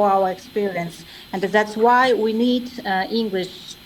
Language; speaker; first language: English; non-native, learner; Kazakh